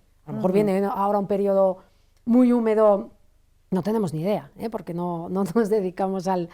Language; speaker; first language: Spanish; native; Spanish